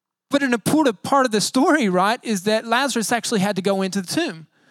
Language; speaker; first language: English; native; English